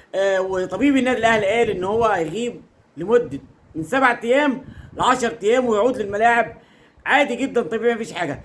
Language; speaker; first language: Arabic; native; Arabic